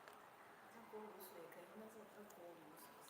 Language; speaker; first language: Chinese; native; Chinese